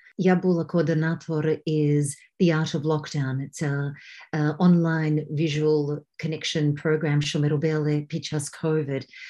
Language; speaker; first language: Ukrainian; early bilingual, heritage; Ukrainian